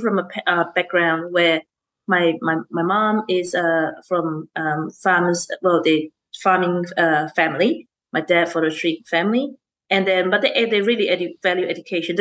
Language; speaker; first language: English; non-native, local second language; Chinese